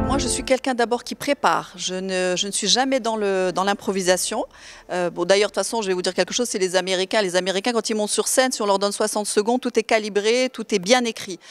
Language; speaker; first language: French; non-native, local second language; Arabic